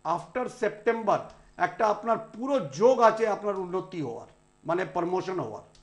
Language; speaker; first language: Bangla; non-native, local second language; Punjabi